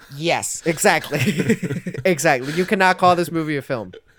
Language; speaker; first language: English; non-native, fluent; Spanish